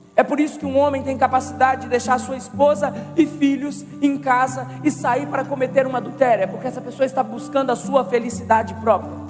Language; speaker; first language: Portuguese; native; Portuguese